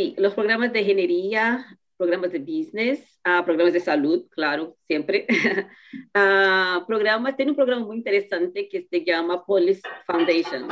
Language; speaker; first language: Spanish; non-native, fluent; Portuguese